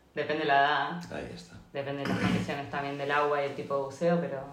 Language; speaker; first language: Spanish; native; Spanish